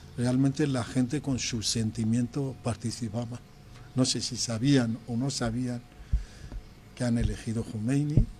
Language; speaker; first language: Spanish; non-native, fluent; Persian